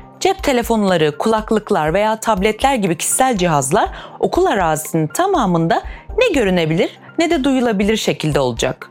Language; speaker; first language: Turkish; early bilingual, heritage; Turkish